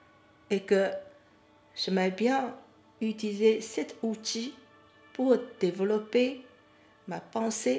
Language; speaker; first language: French; non-native, fluent; Chinese